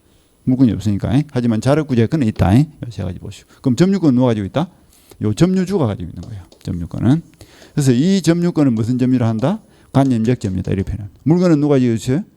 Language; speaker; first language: Korean; native; Korean